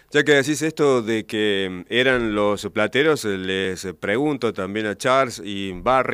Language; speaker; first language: Spanish; native; Spanish